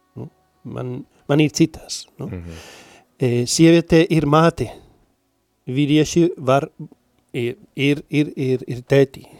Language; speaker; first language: Latvian; non-native, learner; Spanish